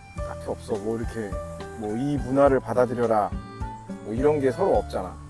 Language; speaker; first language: Korean; native; Korean